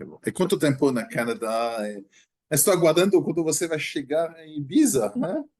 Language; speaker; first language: Portuguese; non-native, learner; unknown